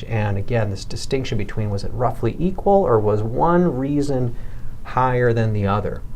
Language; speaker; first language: English; native; English